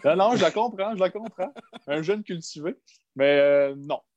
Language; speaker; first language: French; native; French